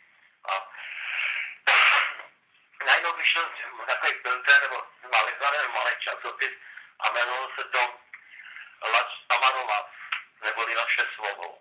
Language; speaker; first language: Czech; non-native, local second language; Romany